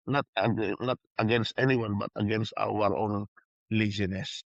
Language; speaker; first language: English; non-native, local second language; Filipino